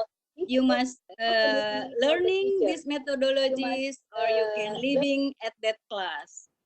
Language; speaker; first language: English; non-native, learner; Indonesian